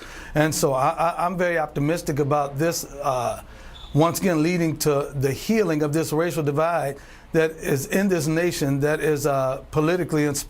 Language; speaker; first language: English; native; English